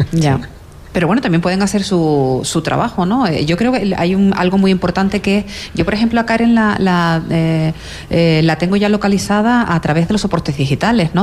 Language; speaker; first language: Spanish; native; Spanish